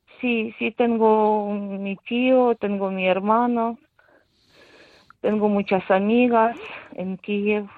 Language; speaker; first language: Spanish; non-native, fluent; Ukrainian